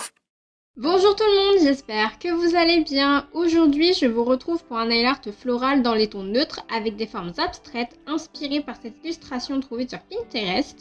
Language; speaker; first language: French; native; French